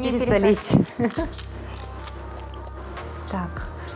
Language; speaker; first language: Russian; native; Russian